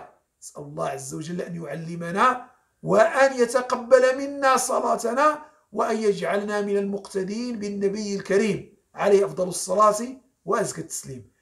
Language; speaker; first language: Arabic; native; Arabic